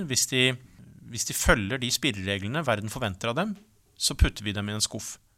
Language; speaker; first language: Norwegian; native; Norwegian